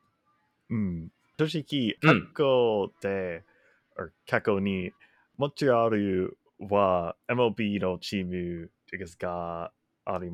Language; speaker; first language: Japanese; non-native, learner; English